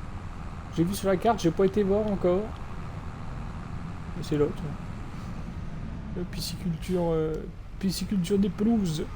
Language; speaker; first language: French; native; French